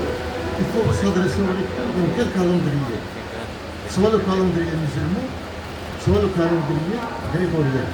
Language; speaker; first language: French; non-native, local second language; Arabic